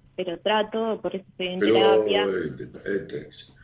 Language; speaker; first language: Spanish; native; Spanish